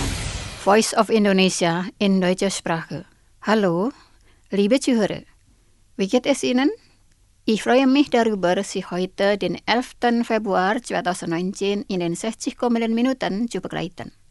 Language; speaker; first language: German; non-native, fluent; Indonesian